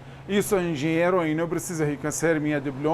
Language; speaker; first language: Portuguese; non-native, learner; Arabic